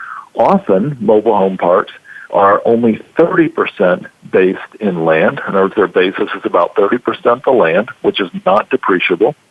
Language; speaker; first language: English; native; English